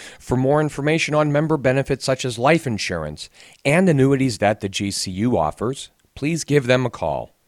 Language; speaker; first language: English; native; English